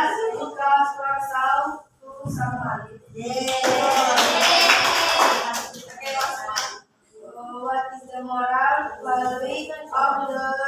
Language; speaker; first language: English; non-native, learner; Indonesian